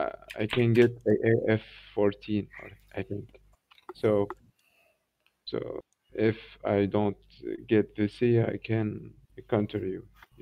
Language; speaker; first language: English; non-native, learner; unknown